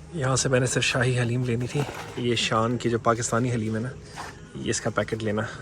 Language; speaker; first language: Urdu; native; Urdu